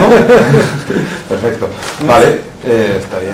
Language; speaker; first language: Spanish; native; Spanish